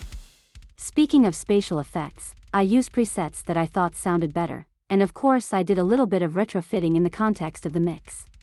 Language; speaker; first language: English; non-native, fluent; Russian